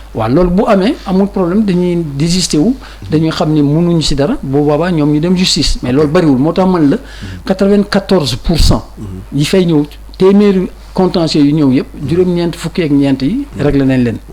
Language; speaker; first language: Wolof; non-native, local second language; Fula